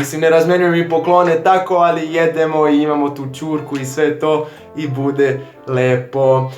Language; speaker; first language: Bosnian; non-native, fluent; Portuguese